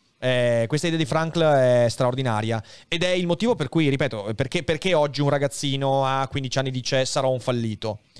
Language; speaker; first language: Italian; native; Italian